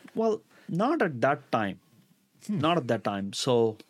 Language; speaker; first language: English; non-native, local second language; Tamil